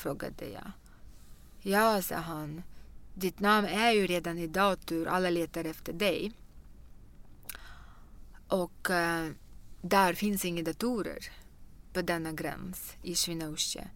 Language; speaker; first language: Swedish; non-native, fluent; Russian